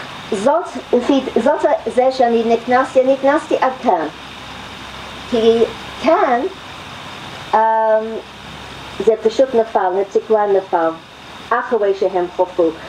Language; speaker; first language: Hebrew; non-native, fluent; English